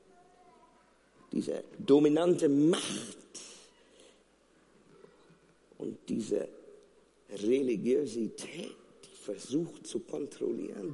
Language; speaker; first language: German; non-native, fluent; Afrikaans